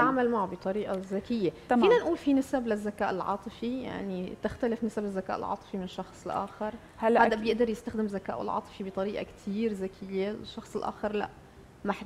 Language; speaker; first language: Arabic; native; Arabic